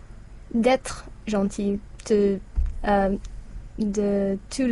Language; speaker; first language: French; non-native, learner; English